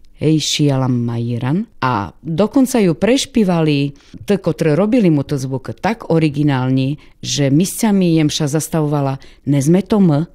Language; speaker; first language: Slovak; non-native, local second language; Rusyn